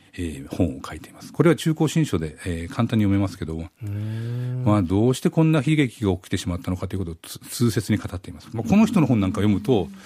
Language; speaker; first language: Japanese; native; Japanese